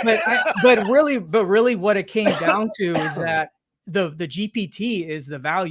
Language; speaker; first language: English; native; English